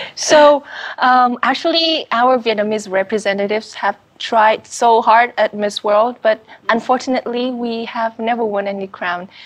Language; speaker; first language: English; non-native, fluent; Vietnamese